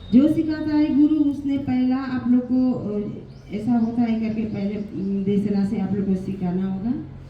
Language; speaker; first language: Hindi; non-native, learner; Burmese